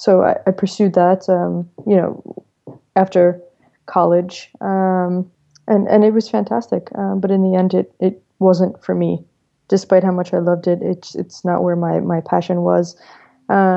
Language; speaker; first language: English; native; English